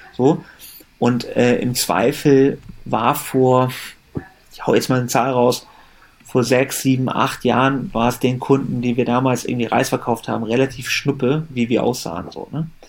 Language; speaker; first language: German; early bilingual, other home language; Persian